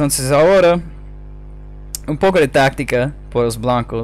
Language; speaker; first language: Spanish; non-native, fluent; English